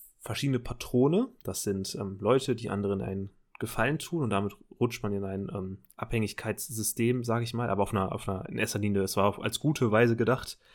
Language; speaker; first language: German; native; German